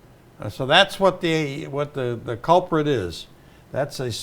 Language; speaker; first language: English; native; English